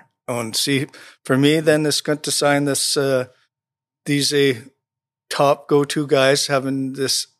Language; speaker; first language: German; non-native, learner; English